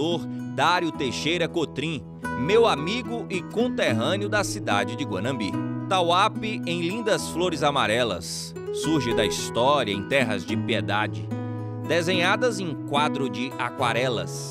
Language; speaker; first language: Portuguese; native; Portuguese